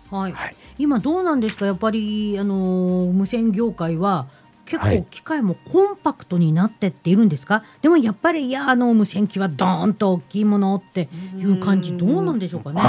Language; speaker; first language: Japanese; native; Japanese